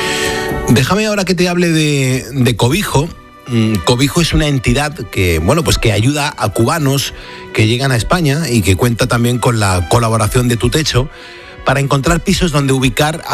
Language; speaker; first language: Spanish; native; Spanish